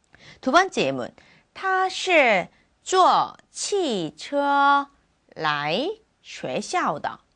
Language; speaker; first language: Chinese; non-native, fluent; Korean